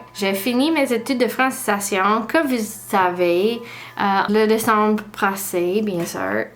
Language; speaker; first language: French; non-native, learner; English